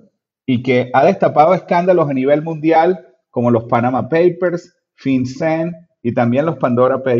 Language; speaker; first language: Spanish; native; Spanish